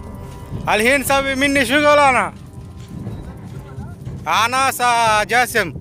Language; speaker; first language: Arabic; non-native, learner; Telugu